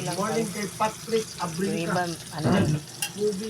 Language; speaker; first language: Filipino; non-native, local second language; Cebuano